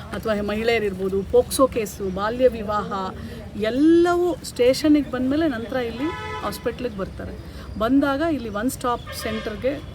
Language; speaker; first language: Kannada; native; Kannada